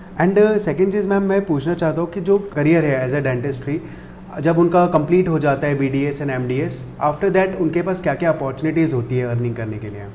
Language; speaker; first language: Hindi; native; Hindi